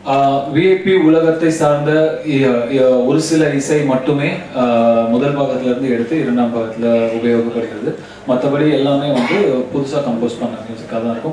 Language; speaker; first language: Tamil; native; Tamil